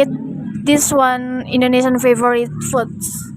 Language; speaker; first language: English; non-native, learner; Indonesian